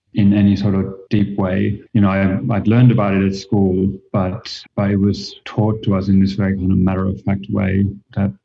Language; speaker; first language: English; non-native, fluent; Finnish